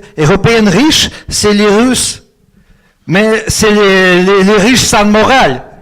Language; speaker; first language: French; non-native, fluent; Russian